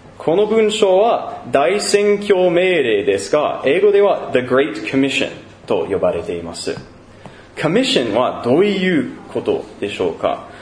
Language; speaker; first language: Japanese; non-native, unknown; English